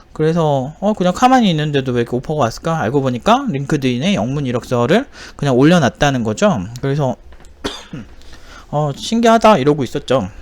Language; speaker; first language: Korean; native; Korean